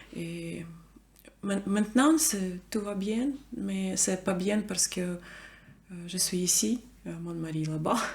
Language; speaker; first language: French; non-native, learner; Ukrainian